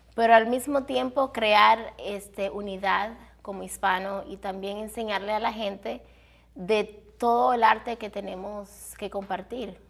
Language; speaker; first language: Spanish; early bilingual, heritage; Spanish